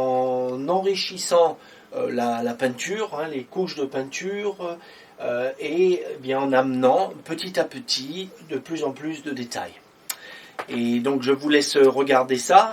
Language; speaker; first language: French; native; French